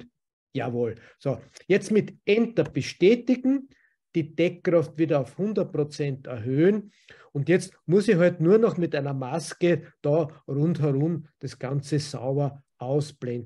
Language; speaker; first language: German; native; German